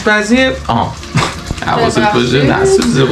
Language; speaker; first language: Persian; native; Persian